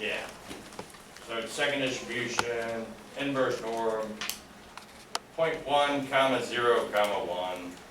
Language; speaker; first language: English; native; English